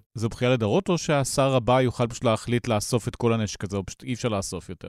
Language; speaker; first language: Hebrew; native; Hebrew